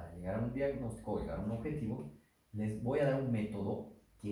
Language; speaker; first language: Spanish; native; Spanish